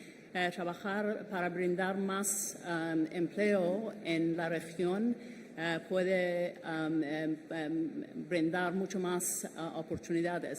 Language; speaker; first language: Spanish; non-native, fluent; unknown